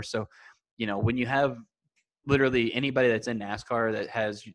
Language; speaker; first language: English; native; English